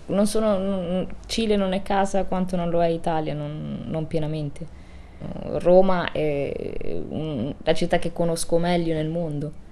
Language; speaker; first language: Italian; early bilingual, other home language; Spanish